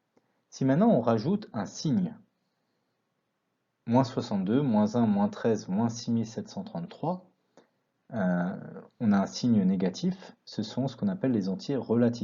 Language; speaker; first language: French; native; French